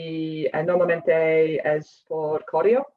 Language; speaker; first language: Spanish; non-native, fluent; English